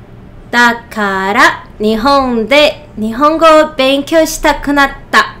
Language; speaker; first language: Japanese; non-native, learner; Portuguese